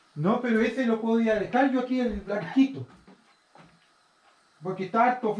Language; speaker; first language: Spanish; native; Spanish